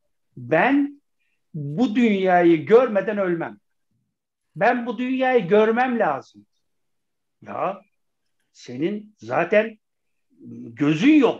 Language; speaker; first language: Turkish; native; Turkish